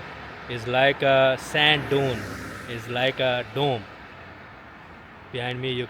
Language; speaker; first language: English; non-native, local second language; Urdu